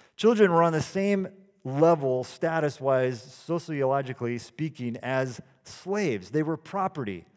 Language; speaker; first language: English; early bilingual, other home language; Dutch